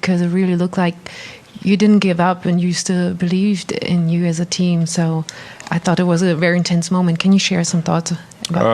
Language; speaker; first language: English; non-native, fluent; German